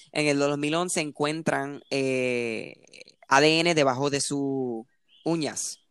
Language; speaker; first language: Spanish; early bilingual, heritage; Spanish